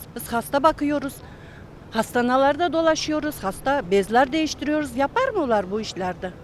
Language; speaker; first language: Turkish; non-native, learner; Uzbek